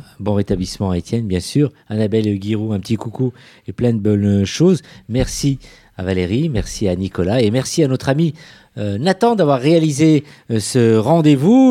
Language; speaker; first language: French; native; French